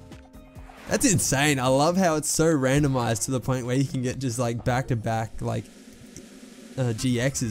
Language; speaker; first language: English; native; English